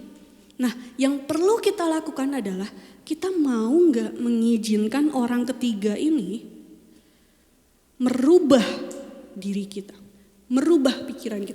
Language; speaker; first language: Indonesian; native; Indonesian